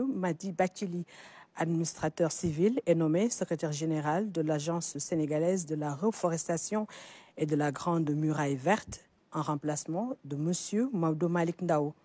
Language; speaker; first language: French; non-native, local second language; Wolof